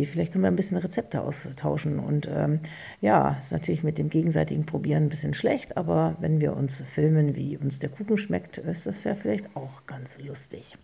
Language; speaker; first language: German; native; German